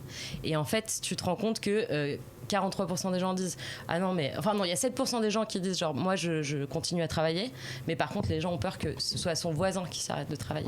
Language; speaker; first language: French; native; French